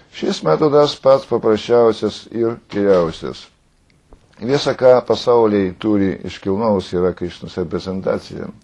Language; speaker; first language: Lithuanian; non-native, fluent; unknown